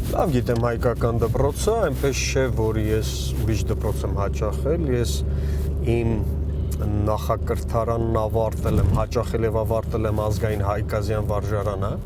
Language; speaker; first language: Armenian; early bilingual, heritage; Armenian